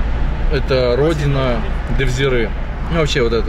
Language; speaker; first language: Russian; native; Russian